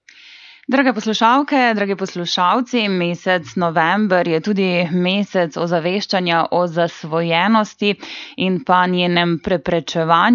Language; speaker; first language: Slovenian; native; Slovenian